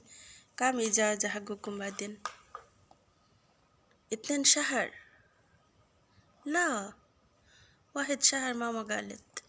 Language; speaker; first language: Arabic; non-native, learner; Bangla